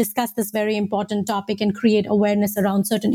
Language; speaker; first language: English; non-native, local second language; Hindi